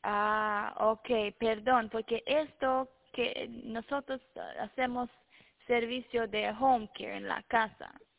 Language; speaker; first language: Spanish; early bilingual, heritage; Spanish